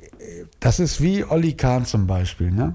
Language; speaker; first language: German; native; German